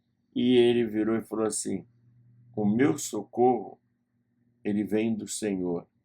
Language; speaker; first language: Portuguese; native; Portuguese